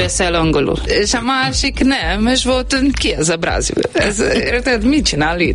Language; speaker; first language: Hungarian; non-native, learner; Portuguese